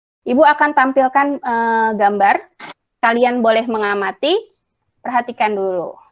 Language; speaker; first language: Indonesian; native; Indonesian